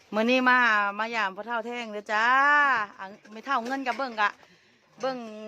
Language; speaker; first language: Thai; native; Thai